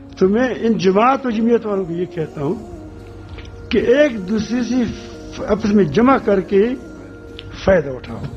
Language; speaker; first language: Urdu; non-native, local second language; Pashto